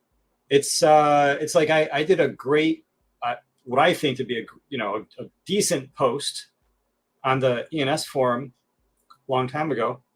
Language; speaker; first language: English; native; English